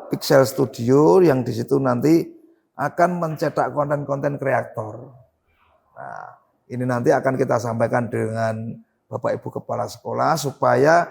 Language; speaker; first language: Indonesian; native; Indonesian